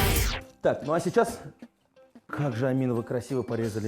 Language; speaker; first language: Russian; native; Russian